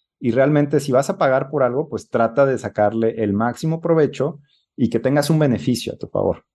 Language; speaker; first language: Spanish; native; Spanish